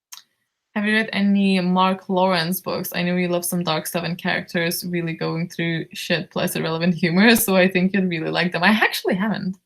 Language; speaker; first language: English; non-native, fluent; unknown